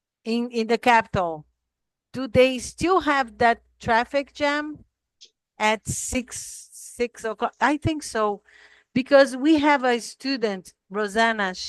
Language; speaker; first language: English; non-native, fluent; Portuguese